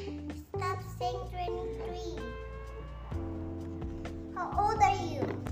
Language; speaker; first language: English; non-native, learner; Indonesian